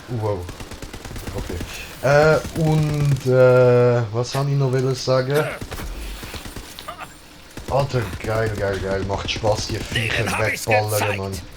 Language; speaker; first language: German; native; German